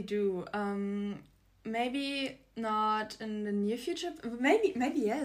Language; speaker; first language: English; non-native, fluent; German